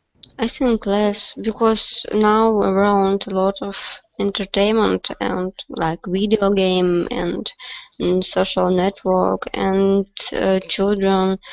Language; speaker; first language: English; non-native, learner; Russian